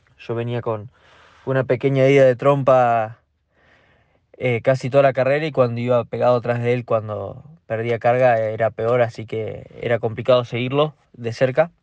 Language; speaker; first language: Spanish; native; Spanish